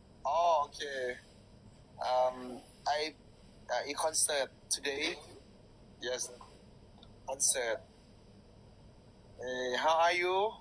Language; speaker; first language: English; non-native, learner; Thai